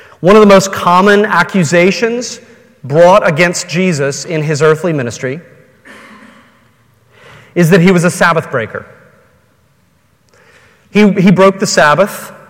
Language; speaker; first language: English; native; English